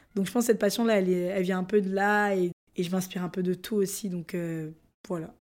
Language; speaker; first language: French; non-native, local second language; Lingala